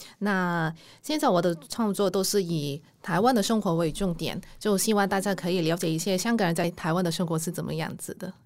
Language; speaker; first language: Chinese; non-native, local second language; Cantonese